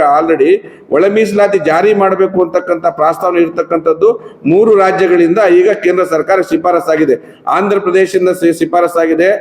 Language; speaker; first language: Kannada; native; Kannada